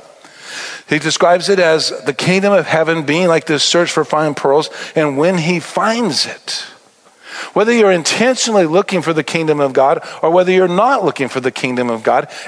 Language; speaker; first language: English; native; English